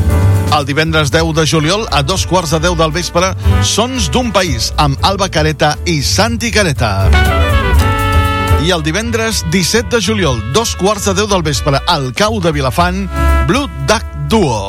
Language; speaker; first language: Catalan; native; Catalan